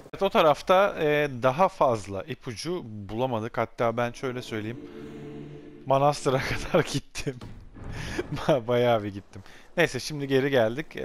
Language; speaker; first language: Turkish; native; Turkish